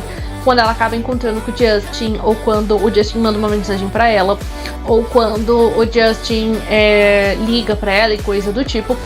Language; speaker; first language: Portuguese; native; Portuguese